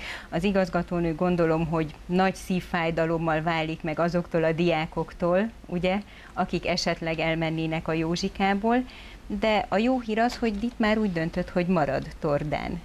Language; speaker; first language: Hungarian; native; Hungarian